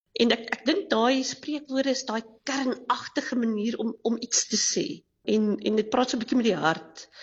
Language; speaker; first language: Afrikaans; native; Afrikaans